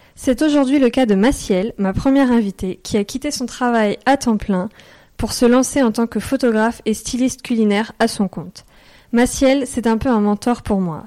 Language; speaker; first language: French; native; French